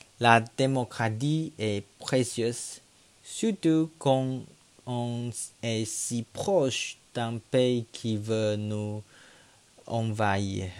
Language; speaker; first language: French; non-native, learner; Chinese